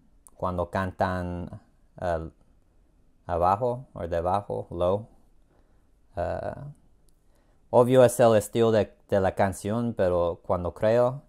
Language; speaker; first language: Spanish; non-native, learner; English